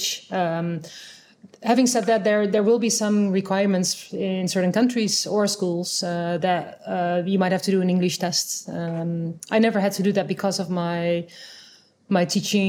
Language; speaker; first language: English; non-native, fluent; Dutch